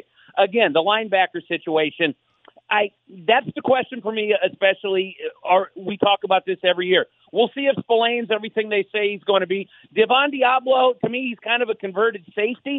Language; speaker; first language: English; native; English